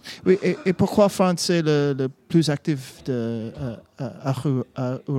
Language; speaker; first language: French; non-native, learner; English